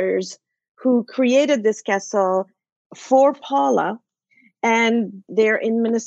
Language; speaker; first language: English; non-native, fluent; French